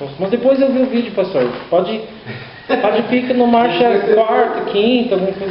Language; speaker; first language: Portuguese; non-native, learner; English